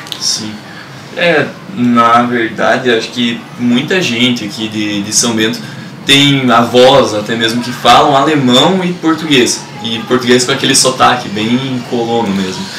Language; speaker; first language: Portuguese; native; Portuguese